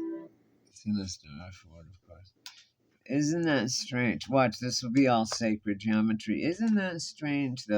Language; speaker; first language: English; native; English